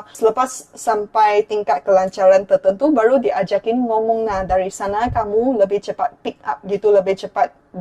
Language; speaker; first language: Indonesian; non-native, fluent; Chinese